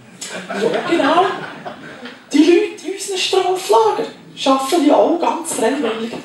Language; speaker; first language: German; native; German